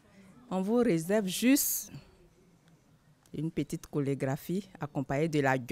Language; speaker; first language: French; non-native, local second language; Baoulé